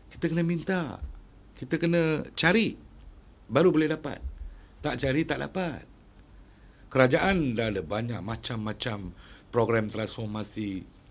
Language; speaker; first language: Malay; non-native, local second language; Tamil